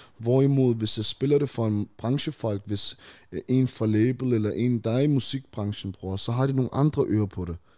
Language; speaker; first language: Danish; early bilingual, other home language; Arabic